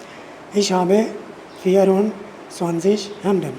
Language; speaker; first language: German; non-native, learner; Urdu